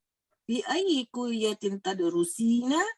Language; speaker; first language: Arabic; non-native, learner; Indonesian